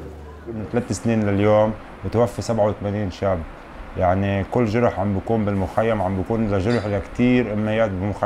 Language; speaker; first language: Arabic; native; Arabic